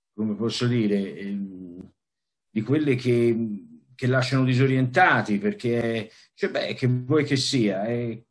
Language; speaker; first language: Italian; native; Italian